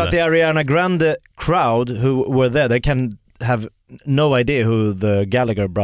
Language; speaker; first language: English; non-native, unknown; Swedish